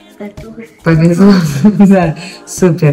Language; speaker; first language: Russian; native; Russian